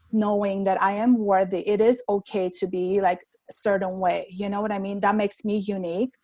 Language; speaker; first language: English; non-native, fluent; Armenian